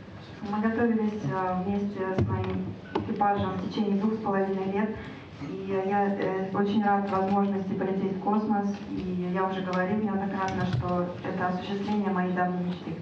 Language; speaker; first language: Russian; native; Russian